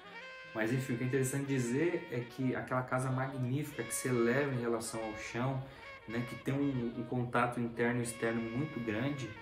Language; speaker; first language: Portuguese; native; Portuguese